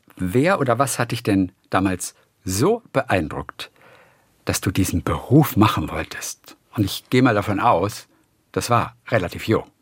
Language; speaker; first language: German; native; German